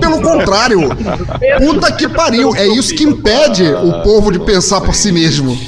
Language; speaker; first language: Portuguese; native; Portuguese